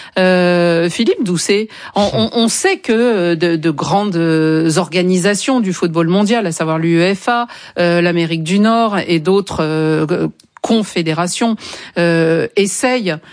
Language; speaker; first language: French; native; French